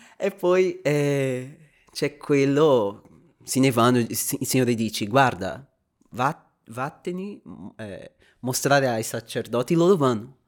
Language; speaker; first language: Italian; non-native, fluent; Portuguese